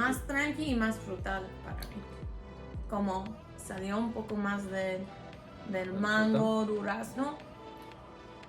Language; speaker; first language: Spanish; non-native, fluent; English